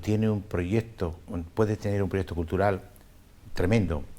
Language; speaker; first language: Spanish; native; Spanish